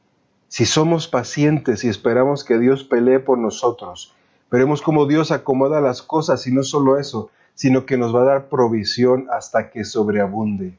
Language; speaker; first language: Spanish; native; Spanish